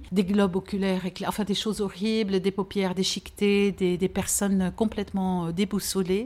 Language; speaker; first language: French; native; French